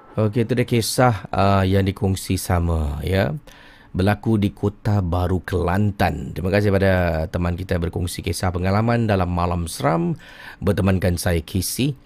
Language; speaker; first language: Malay; native; Malay